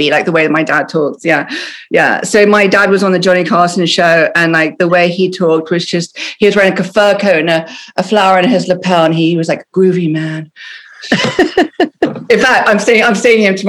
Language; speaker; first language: English; native; English